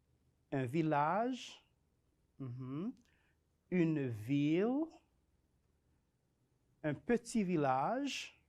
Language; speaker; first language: French; non-native, fluent; Spanish